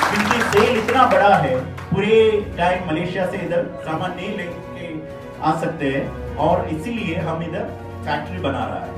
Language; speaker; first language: Hindi; non-native, fluent; Bangla